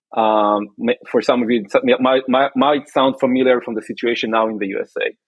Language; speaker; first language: English; non-native, fluent; Hebrew